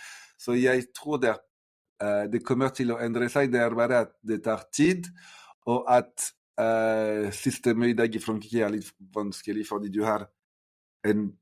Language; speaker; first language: Norwegian; non-native, fluent; French